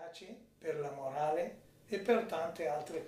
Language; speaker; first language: Italian; non-native, fluent; Arabic